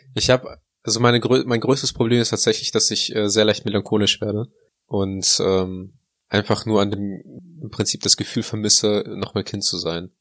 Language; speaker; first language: German; early bilingual, other home language; Russian